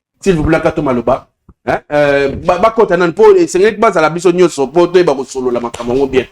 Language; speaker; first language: Lingala; native; Lingala